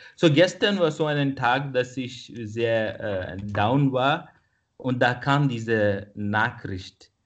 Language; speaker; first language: German; non-native, fluent; Kannada